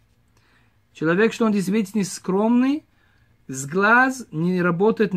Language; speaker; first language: Russian; early bilingual, heritage; Hebrew